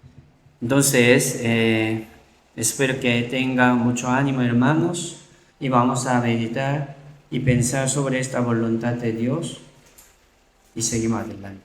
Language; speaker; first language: Spanish; non-native, learner; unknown